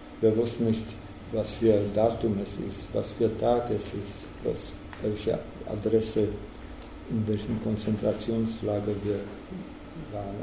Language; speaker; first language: German; non-native, fluent; Czech